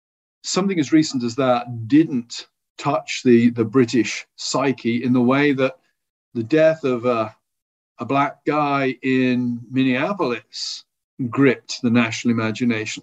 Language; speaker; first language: English; native; English